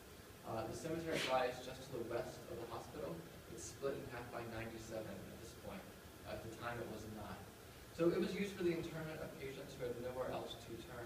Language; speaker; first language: English; native; English